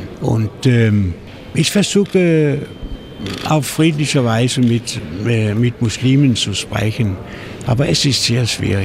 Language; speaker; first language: German; non-native, fluent; Danish